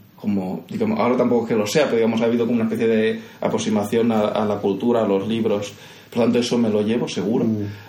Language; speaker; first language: Spanish; native; Spanish